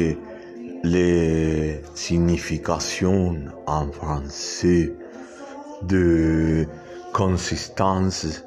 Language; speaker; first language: French; non-native, learner; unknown